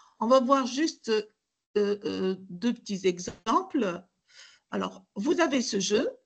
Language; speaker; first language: French; non-native, local second language; Arabic